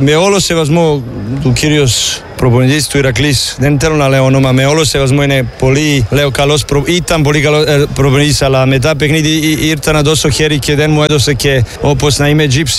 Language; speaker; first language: Greek; non-native, learner; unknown